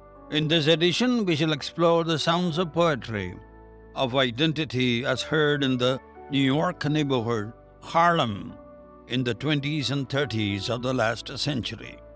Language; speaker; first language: English; non-native, local second language; Tamil